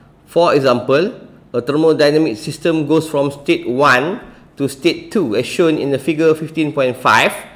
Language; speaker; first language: English; non-native, local second language; Malay